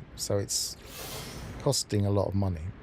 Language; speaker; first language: English; native; English